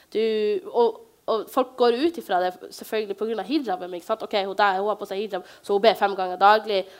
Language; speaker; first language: Norwegian; early bilingual, other home language; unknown